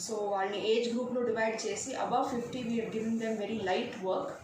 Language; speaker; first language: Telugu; native; Telugu